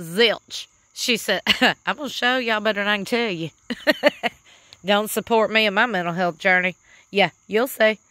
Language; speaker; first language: English; native; English